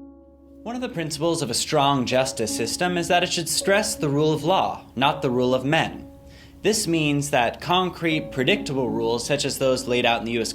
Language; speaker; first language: English; native; English